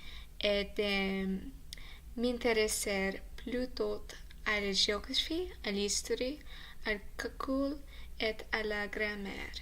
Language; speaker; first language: French; non-native, learner; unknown